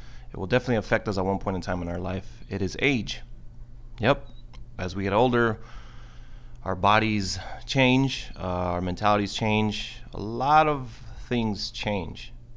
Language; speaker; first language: English; early bilingual, other home language; Spanish